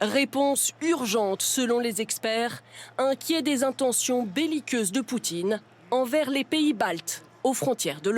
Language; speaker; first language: French; native; French